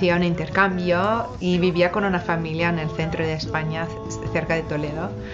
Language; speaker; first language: Spanish; non-native, fluent; English